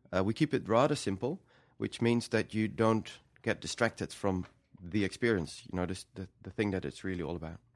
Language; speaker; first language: English; non-native, fluent; Dutch